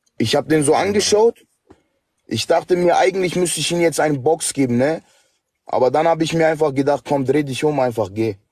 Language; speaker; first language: German; early bilingual, other home language; Turkish